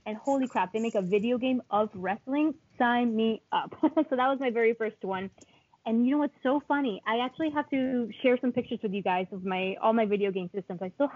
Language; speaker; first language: English; non-native, fluent; Spanish